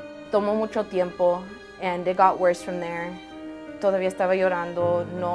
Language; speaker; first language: Spanish; early bilingual, heritage; Spanish